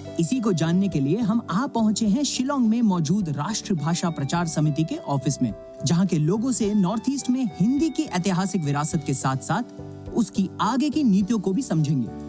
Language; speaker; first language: Hindi; native; Hindi